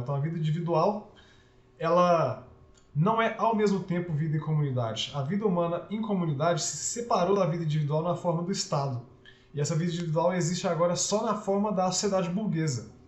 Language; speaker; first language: Portuguese; native; Portuguese